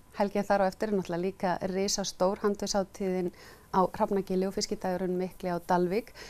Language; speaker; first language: Icelandic; native; Icelandic